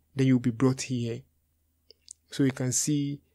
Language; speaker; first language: English; non-native, local second language; Akan